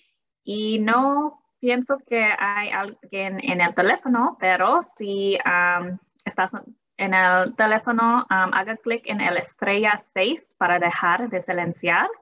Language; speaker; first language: Spanish; early bilingual, heritage; English